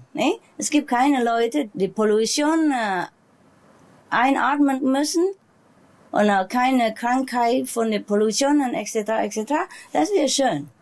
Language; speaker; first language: German; non-native, learner; Vietnamese